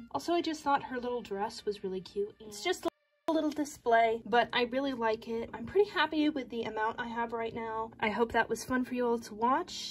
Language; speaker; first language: English; native; English